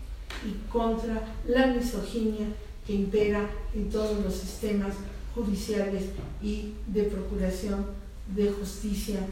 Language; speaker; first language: Spanish; native; Spanish